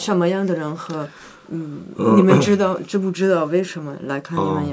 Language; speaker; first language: Chinese; non-native, fluent; German